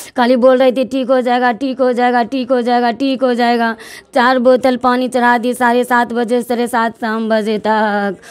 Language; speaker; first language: Hindi; native; Hindi